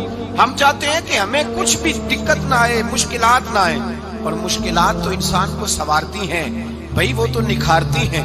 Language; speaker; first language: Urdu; non-native, local second language; Punjabi